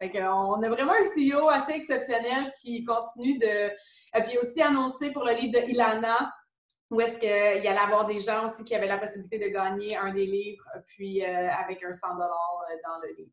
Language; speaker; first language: French; native; French